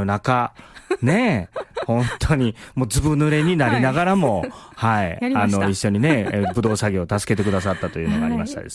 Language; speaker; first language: Japanese; native; Japanese